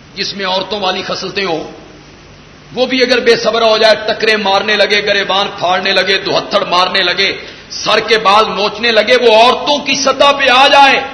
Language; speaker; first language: Urdu; non-native, local second language; Punjabi